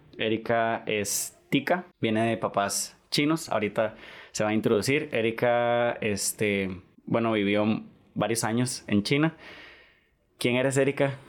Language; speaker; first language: Spanish; native; Spanish